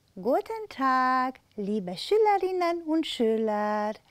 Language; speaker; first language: German; non-native, fluent; Romanian